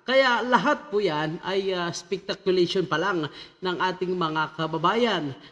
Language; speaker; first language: Filipino; native; Filipino